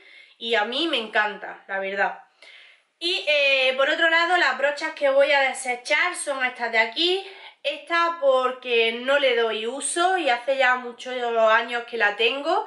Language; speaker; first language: Spanish; native; Spanish